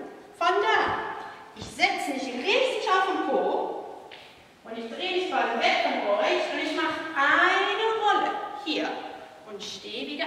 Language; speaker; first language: German; non-native, fluent; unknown